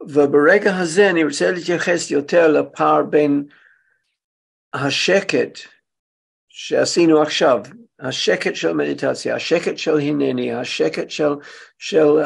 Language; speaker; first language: Hebrew; non-native, fluent; English